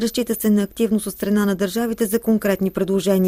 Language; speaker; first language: Bulgarian; native; Bulgarian